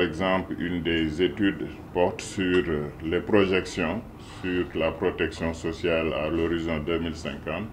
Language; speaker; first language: French; non-native, local second language; Wolof